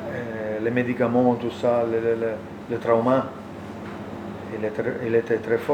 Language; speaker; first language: French; non-native, learner; Italian